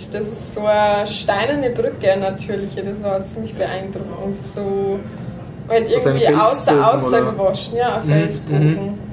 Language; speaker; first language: German; native; German